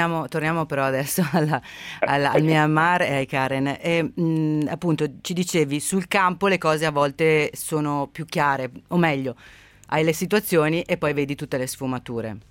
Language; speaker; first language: Italian; native; Italian